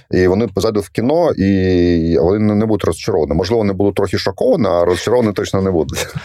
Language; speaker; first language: Ukrainian; non-native, local second language; Russian